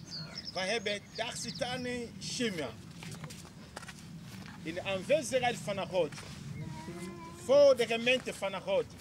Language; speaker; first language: Dutch; non-native, learner; Portuguese